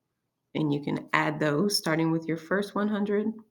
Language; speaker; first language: English; native; English